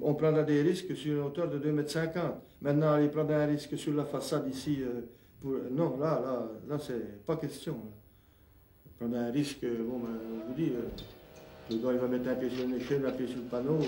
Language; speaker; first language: French; native; French